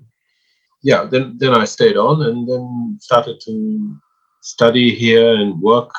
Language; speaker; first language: English; non-native, local second language; Swahili